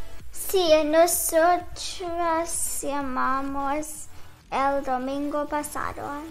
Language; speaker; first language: Spanish; non-native, learner; English